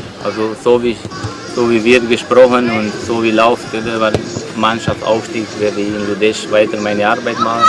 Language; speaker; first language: German; non-native, learner; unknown